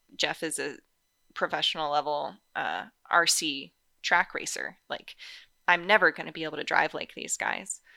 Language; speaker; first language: English; native; English